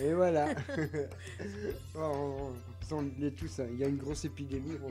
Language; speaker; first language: French; native; French